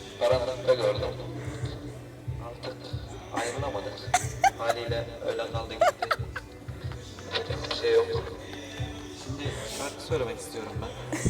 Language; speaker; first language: Turkish; native; Turkish